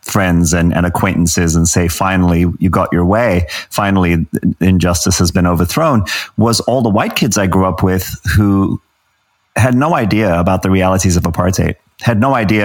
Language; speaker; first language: English; native; English